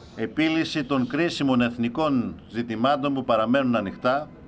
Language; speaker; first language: Greek; native; Greek